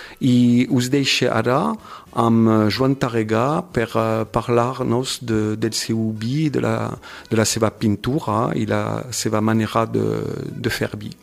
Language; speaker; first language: Catalan; non-native, fluent; French